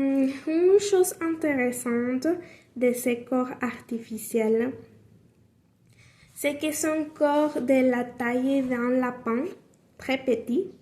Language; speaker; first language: French; non-native, learner; Spanish